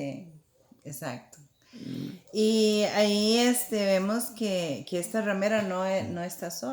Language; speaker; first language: Spanish; native; Spanish